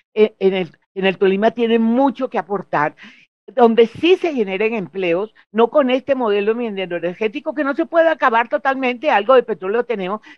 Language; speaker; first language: Spanish; native; Spanish